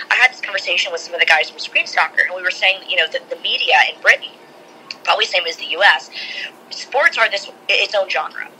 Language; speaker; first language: English; native; English